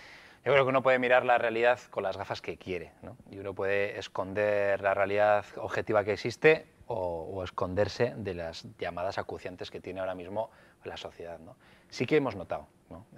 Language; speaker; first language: Spanish; native; Spanish